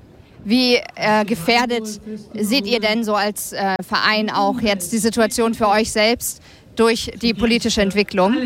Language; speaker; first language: German; native; German